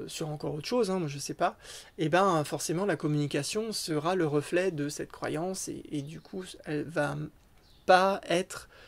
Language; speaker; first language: French; native; French